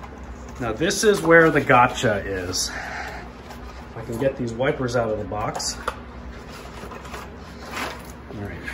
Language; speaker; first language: English; native; English